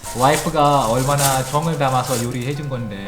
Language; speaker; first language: Korean; non-native, fluent; Malay